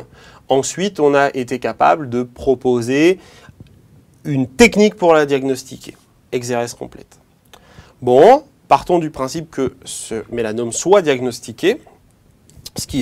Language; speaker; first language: French; native; French